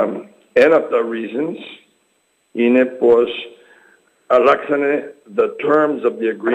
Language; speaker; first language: Greek; early bilingual, heritage; English